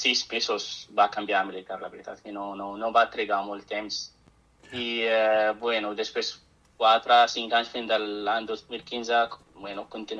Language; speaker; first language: Catalan; non-native, fluent; Arabic